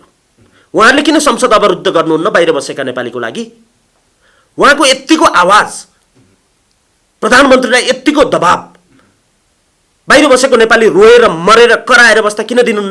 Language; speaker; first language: Nepali; native; Nepali